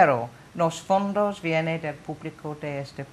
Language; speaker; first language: Spanish; non-native, learner; English